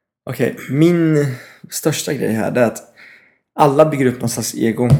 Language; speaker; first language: Swedish; non-native, fluent; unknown